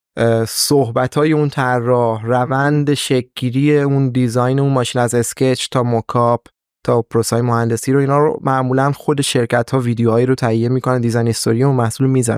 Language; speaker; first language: Persian; native; Persian